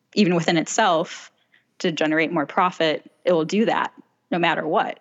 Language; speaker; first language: English; native; English